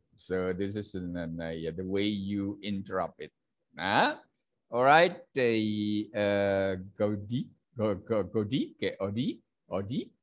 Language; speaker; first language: English; non-native, fluent; Indonesian